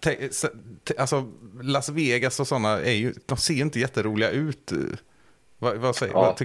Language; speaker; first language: Swedish; native; Swedish